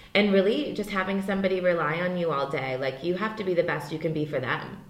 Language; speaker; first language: English; native; English